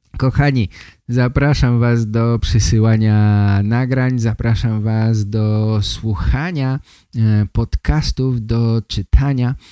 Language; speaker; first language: Polish; native; Polish